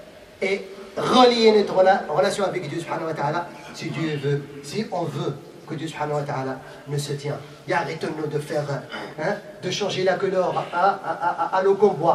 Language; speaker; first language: French; non-native, fluent; Arabic